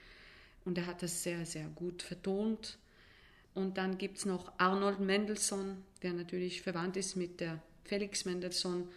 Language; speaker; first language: German; non-native, fluent; Hebrew